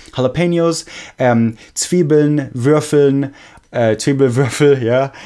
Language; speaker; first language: German; non-native, fluent; English